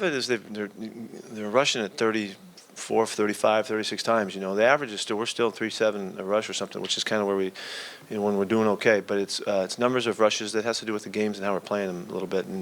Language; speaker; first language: English; native; English